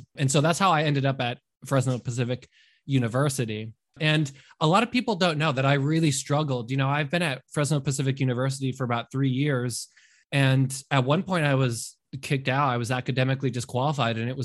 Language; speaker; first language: English; native; English